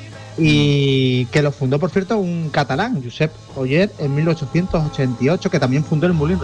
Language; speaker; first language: Spanish; native; Spanish